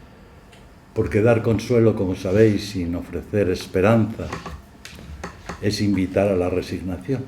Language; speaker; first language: Spanish; native; Spanish